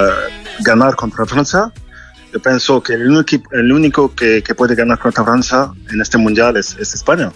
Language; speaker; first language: Spanish; non-native, fluent; French